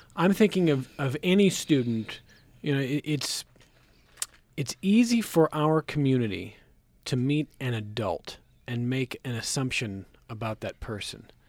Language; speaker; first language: English; native; English